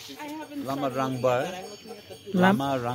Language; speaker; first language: Nepali; non-native, fluent; English